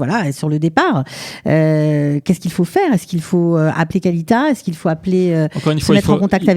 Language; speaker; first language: French; native; French